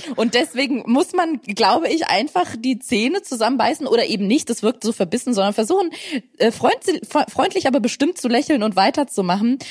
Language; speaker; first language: German; native; German